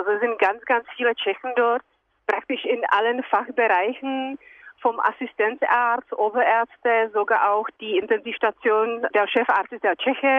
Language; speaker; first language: German; non-native, fluent; Czech